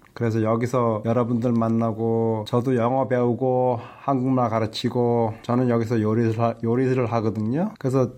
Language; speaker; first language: Korean; native; Korean